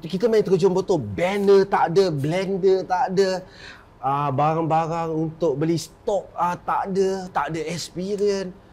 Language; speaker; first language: Malay; native; Malay